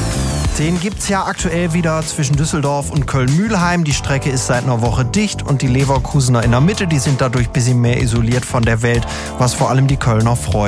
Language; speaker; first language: German; native; German